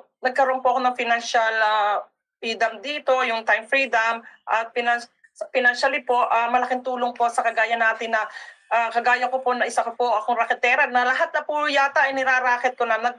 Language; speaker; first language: Filipino; native; Filipino